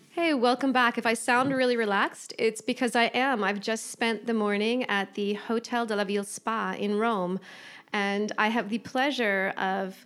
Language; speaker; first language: English; native; English